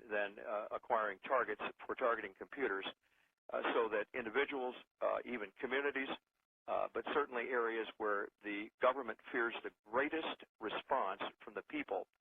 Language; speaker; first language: English; native; English